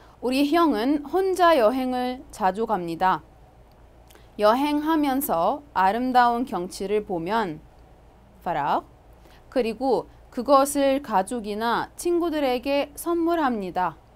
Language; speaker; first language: Korean; non-native, fluent; Arabic